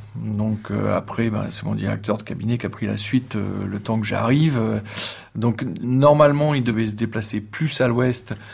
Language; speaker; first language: French; native; French